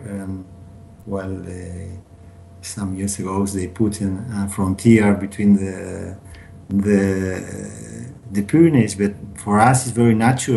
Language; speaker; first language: English; non-native, learner; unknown